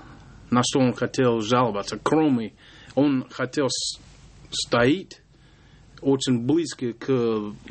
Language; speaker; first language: Russian; non-native, learner; English